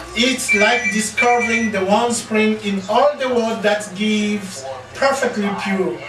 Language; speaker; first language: English; non-native, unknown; Lingala